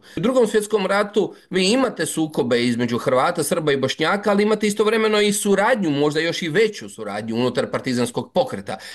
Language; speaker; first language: Croatian; native; Croatian